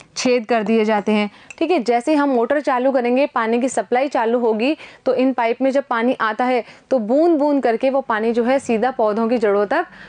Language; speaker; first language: Hindi; native; Hindi